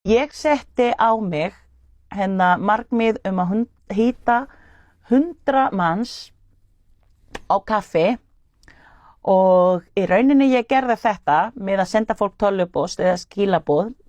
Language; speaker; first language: Icelandic; non-native, fluent; Spanish